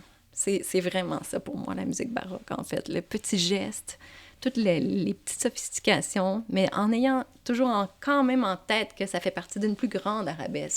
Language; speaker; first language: French; native; French